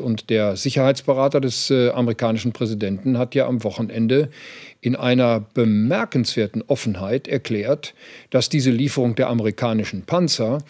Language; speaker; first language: German; native; German